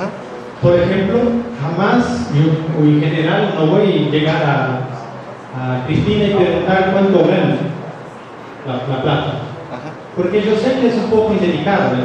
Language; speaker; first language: Spanish; non-native, fluent; Portuguese